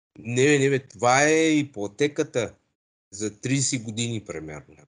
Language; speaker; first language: Bulgarian; non-native, learner; English